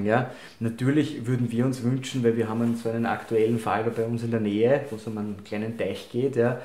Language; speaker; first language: German; native; German